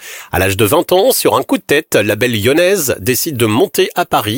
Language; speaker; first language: French; native; French